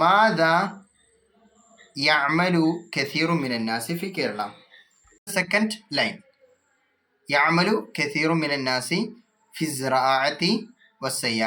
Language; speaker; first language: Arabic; non-native, learner; Malayalam